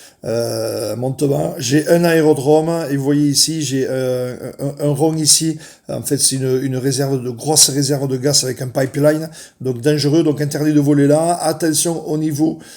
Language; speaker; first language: French; native; French